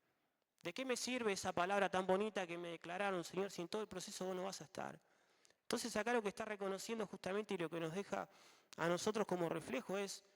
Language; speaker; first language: Spanish; native; Spanish